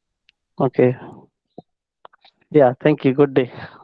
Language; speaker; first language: English; non-native, local second language; Hindi